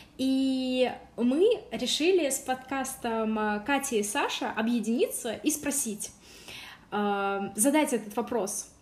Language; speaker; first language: Russian; native; Russian